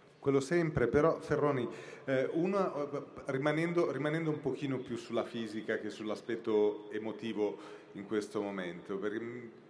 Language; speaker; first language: Italian; native; Italian